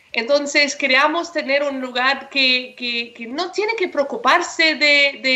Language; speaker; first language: Spanish; non-native, fluent; English